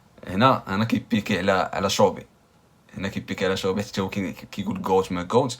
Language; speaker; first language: Arabic; native; Arabic